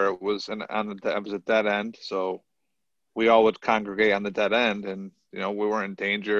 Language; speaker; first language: English; native; English